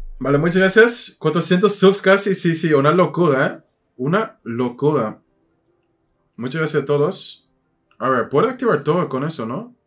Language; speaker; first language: Spanish; non-native, fluent; Dutch